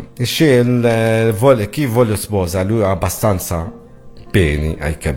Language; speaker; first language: Italian; non-native, learner; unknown